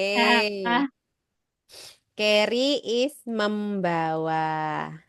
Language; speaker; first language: English; non-native, learner; Indonesian